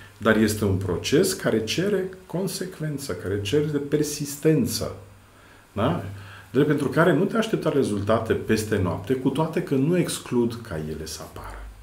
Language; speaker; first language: Romanian; non-native, fluent; Serbian